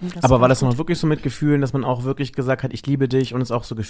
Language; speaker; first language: German; native; German